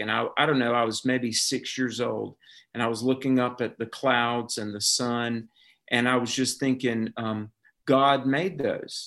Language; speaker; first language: English; native; English